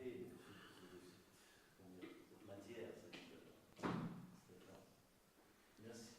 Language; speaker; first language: French; non-native, fluent; Russian